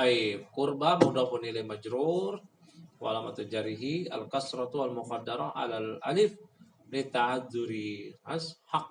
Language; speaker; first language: Arabic; non-native, fluent; Indonesian